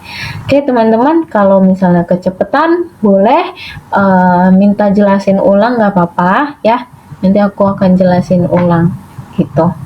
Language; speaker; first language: Indonesian; native; Indonesian